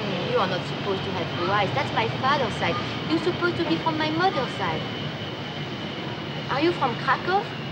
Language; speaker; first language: English; non-native, fluent; French